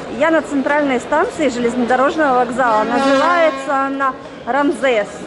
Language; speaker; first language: Russian; native; Russian